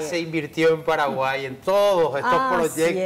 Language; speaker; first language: Spanish; native; Spanish